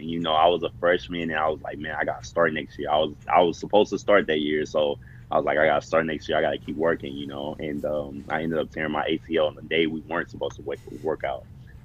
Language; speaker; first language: English; native; English